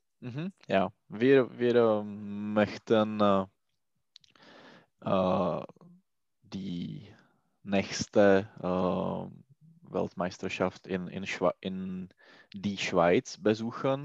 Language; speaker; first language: German; non-native, learner; Czech